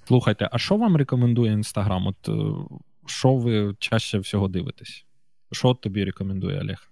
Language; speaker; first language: Ukrainian; native; Ukrainian